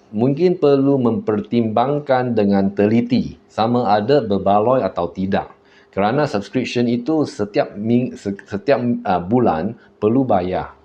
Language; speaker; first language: Malay; non-native, local second language; Chinese